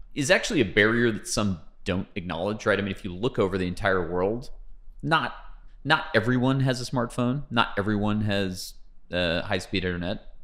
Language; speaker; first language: English; native; English